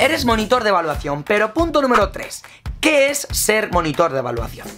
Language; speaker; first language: Spanish; native; Spanish